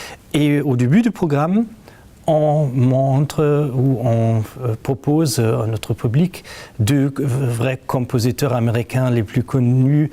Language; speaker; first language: French; non-native, fluent; German